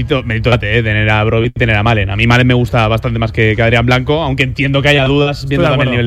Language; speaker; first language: Spanish; native; Spanish